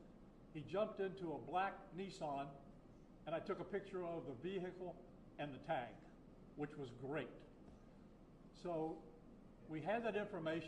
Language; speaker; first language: English; native; English